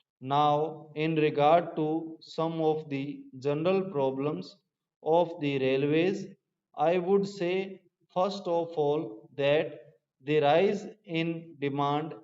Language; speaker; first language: English; non-native, local second language; Hindi